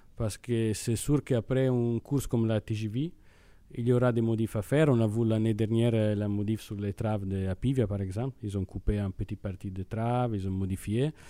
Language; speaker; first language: French; non-native, fluent; Italian